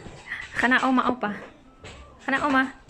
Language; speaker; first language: Dutch; non-native, learner; Filipino